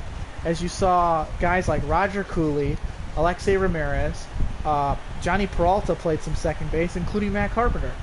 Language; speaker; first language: English; native; English